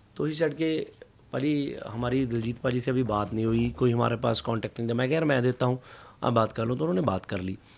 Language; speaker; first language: Hindi; non-native, local second language; Punjabi